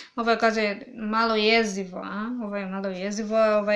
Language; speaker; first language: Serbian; non-native, learner; English